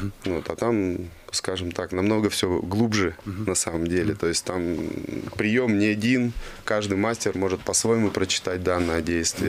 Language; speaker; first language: Russian; native; Russian